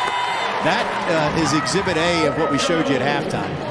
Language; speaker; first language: English; native; English